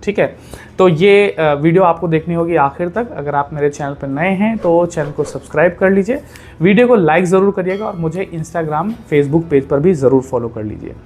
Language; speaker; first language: Hindi; native; Hindi